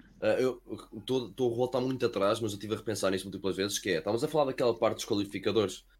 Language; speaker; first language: Portuguese; early bilingual, heritage; Portuguese